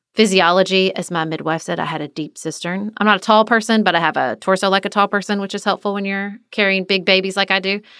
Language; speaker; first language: English; native; English